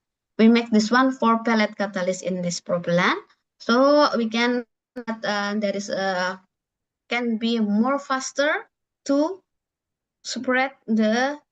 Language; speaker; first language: English; non-native, learner; Indonesian